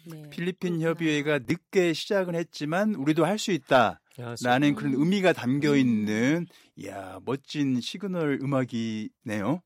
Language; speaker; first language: Korean; native; Korean